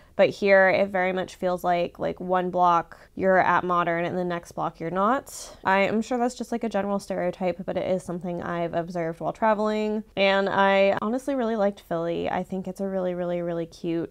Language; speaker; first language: English; native; English